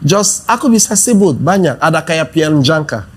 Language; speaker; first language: Indonesian; non-native, fluent; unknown